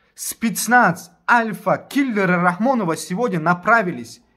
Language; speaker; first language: Russian; non-native, local second language; Tajik